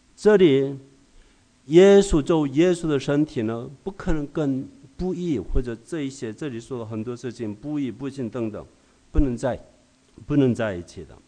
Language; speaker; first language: Chinese; non-native, fluent; Korean